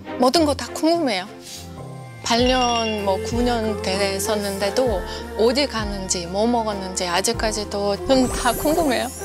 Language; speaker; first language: Korean; non-native, fluent; Russian